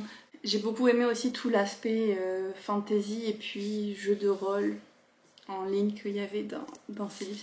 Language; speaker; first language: French; native; French